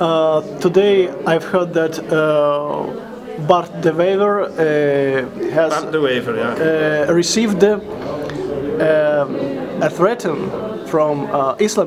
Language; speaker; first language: English; non-native, learner; Russian